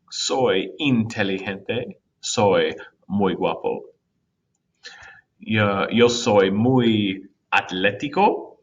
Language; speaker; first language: Spanish; non-native, fluent; English